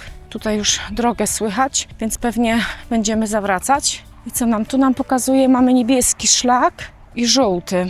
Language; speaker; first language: Polish; native; Polish